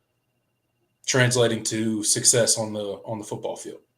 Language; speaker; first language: English; native; English